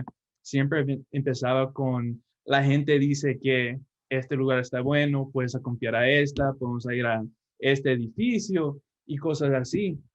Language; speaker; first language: Spanish; early bilingual, heritage; Spanish